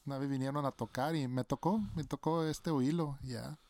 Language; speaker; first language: Spanish; early bilingual, other home language; English